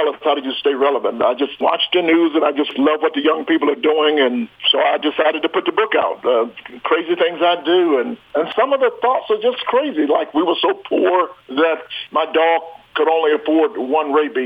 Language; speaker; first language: English; native; English